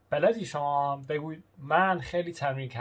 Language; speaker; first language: Persian; early bilingual, heritage; Persian